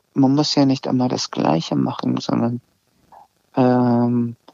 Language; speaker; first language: German; early bilingual, other home language; Azerbaijani